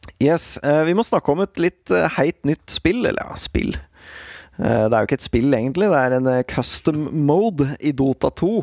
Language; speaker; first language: Norwegian; native; Norwegian